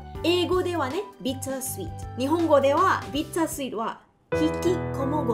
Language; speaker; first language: Japanese; non-native, learner; Chinese